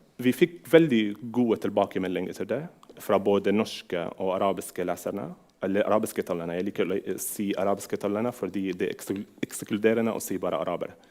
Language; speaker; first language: Norwegian; non-native, fluent; Arabic